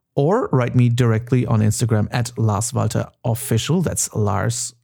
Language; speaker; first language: English; non-native, fluent; German